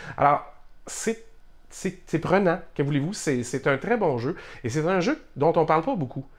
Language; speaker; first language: French; native; French